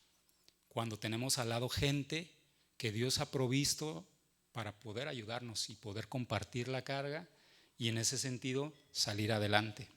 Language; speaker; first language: Spanish; native; Spanish